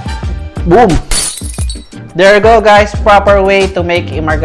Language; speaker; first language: English; non-native, local second language; Filipino